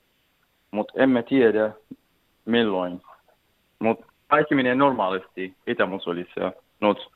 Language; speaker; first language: Finnish; non-native, learner; Arabic